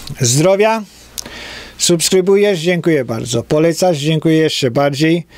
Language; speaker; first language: Polish; native; Polish